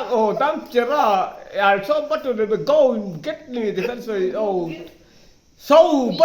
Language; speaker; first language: English; non-native, learner; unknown